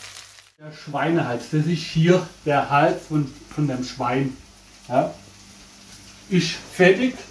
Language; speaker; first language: German; non-native, fluent; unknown